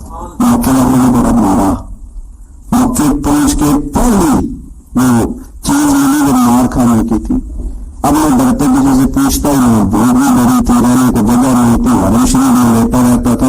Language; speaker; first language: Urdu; non-native, local second language; Punjabi